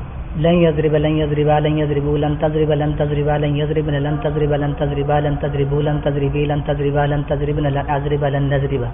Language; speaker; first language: Arabic; non-native, learner; Urdu